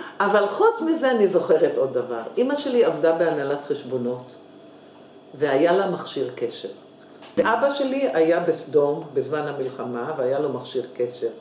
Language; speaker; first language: Hebrew; native; Hebrew